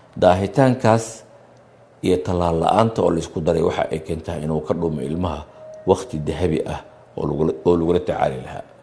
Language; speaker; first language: Somali; native; Somali